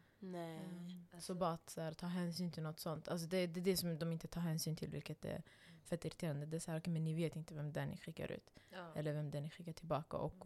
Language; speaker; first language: Swedish; non-native, local second language; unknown